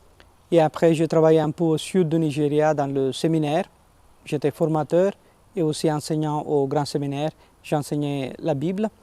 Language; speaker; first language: French; non-native, fluent; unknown